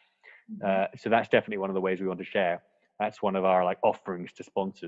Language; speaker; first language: English; native; English